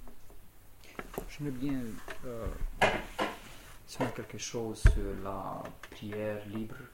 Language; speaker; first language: French; non-native, fluent; Romanian